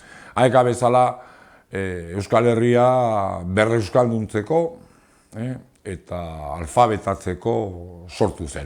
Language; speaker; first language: Basque; non-native, local second language; Spanish